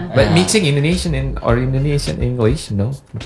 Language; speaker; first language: English; non-native, learner; Indonesian